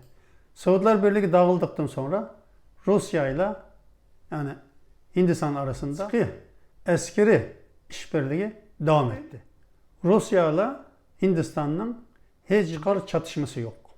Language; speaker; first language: Turkish; non-native, fluent; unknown